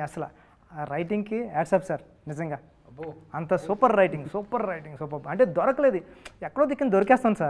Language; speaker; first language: Telugu; native; Telugu